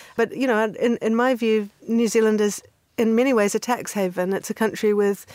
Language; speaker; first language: English; native; English